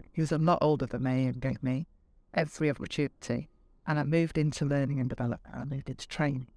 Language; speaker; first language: English; native; English